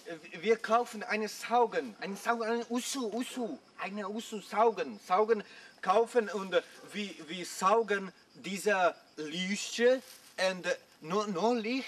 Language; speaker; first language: German; non-native, learner; Croatian